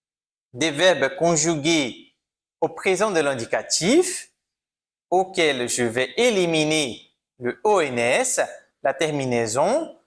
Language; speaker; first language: French; non-native, fluent; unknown